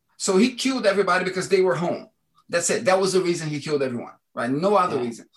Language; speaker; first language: English; non-native, fluent; Portuguese